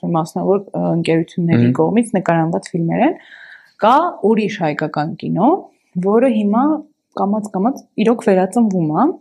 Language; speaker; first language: Armenian; native; Armenian